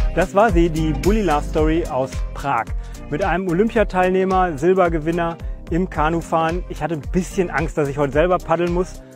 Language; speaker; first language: German; native; German